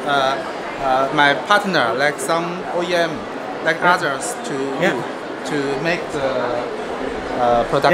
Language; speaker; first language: English; non-native, learner; Chinese